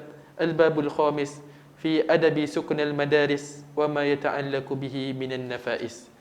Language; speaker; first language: Arabic; non-native, fluent; Malay